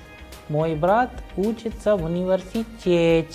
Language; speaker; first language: Russian; non-native, fluent; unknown